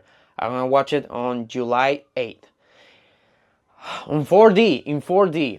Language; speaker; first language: English; non-native, fluent; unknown